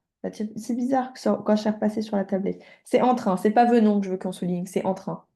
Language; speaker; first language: French; native; French